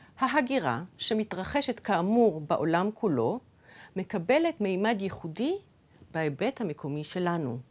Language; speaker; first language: Hebrew; early bilingual, other home language; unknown